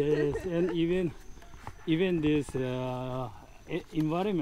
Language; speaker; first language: English; non-native, learner; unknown